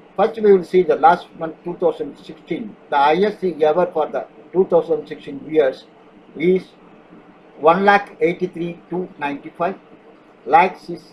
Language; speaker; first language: English; non-native, local second language; Tamil